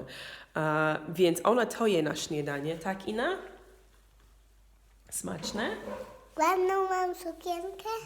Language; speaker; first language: Polish; non-native, learner; English